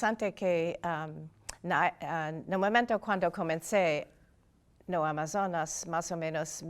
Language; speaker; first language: Portuguese; non-native, learner; English